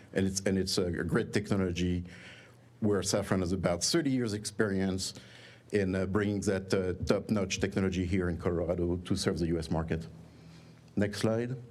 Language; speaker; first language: English; non-native, fluent; French